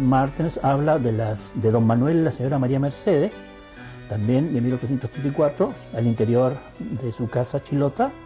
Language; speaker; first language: Spanish; native; Spanish